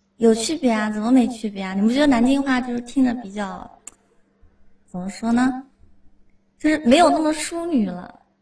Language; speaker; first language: Chinese; native; Chinese